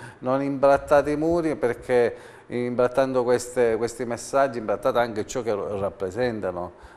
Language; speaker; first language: Italian; native; Italian